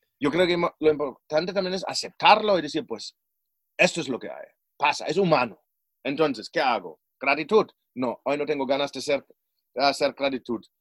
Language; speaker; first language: Spanish; non-native, fluent; German